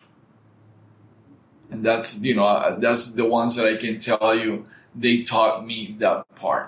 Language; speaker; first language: English; non-native, fluent; Spanish